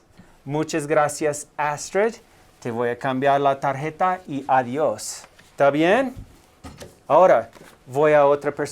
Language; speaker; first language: Spanish; non-native, fluent; English